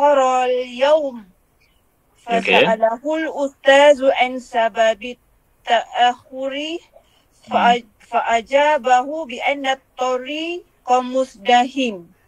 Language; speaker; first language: Arabic; non-native, learner; Malay